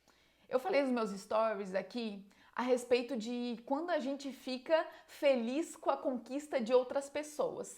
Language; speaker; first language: Portuguese; native; Portuguese